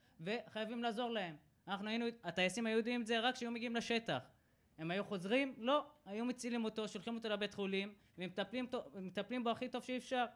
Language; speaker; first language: Hebrew; non-native, local second language; Arabic